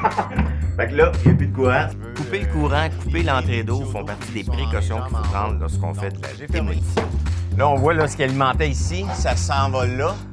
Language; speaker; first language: French; native; French